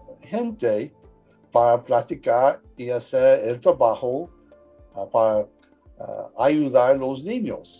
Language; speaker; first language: Spanish; early bilingual, heritage; English